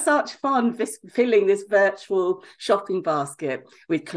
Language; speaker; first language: English; native; English